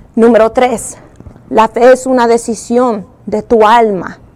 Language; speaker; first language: Spanish; early bilingual, heritage; Spanish